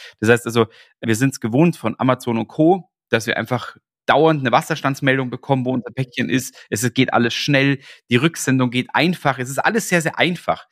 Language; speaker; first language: German; native; German